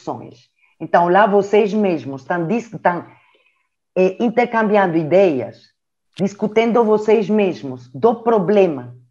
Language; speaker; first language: Portuguese; non-native, learner; French